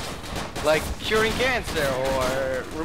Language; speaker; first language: English; native; English